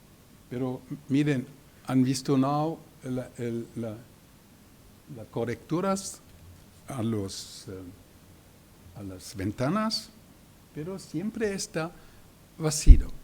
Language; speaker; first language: Spanish; non-native, learner; German